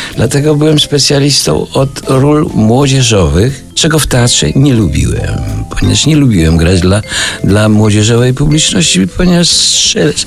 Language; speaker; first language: Polish; native; Polish